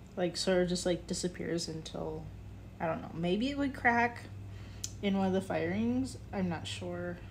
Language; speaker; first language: English; native; English